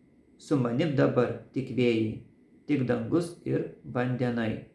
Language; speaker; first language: Lithuanian; native; Lithuanian